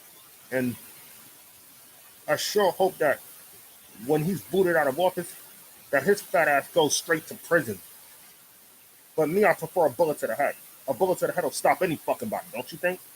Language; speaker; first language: English; native; English